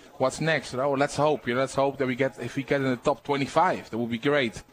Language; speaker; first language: English; non-native, fluent; Dutch